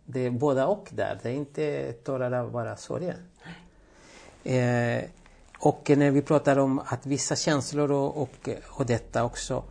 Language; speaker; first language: Swedish; non-native, fluent; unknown